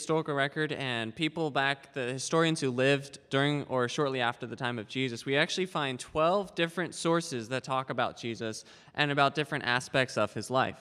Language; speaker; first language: English; native; English